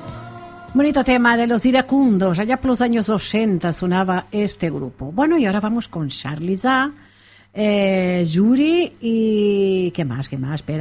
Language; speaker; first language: Spanish; native; Spanish